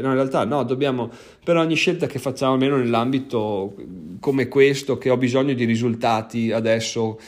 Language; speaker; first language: Italian; native; Italian